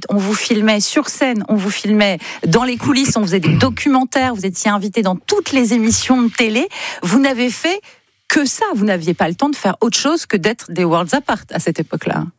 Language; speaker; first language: French; native; French